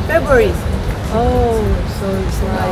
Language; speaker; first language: English; non-native, fluent; Indonesian